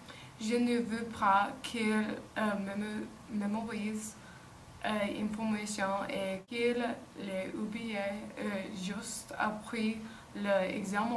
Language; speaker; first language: French; non-native, learner; English